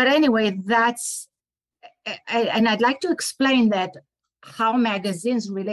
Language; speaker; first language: English; non-native, fluent; Hebrew